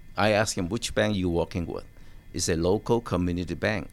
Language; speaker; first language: English; non-native, local second language; Cantonese